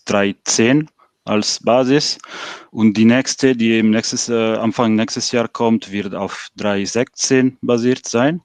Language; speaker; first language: German; non-native, fluent; French